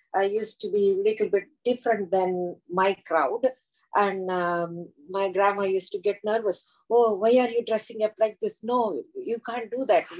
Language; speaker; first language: English; non-native, local second language; Tamil